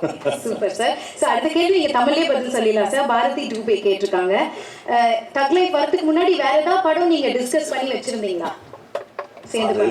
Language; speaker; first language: Tamil; native; Tamil